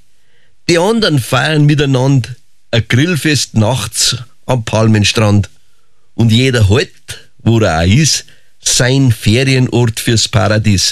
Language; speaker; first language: German; native; German